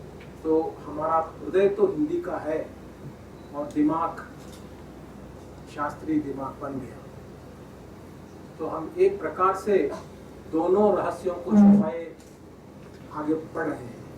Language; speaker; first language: Hindi; non-native, local second language; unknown